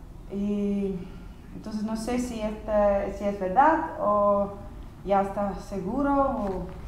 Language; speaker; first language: Spanish; non-native, learner; Dutch